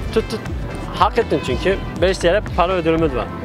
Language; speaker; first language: Turkish; native; Turkish